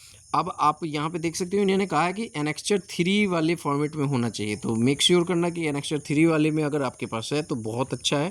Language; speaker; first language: Hindi; native; Hindi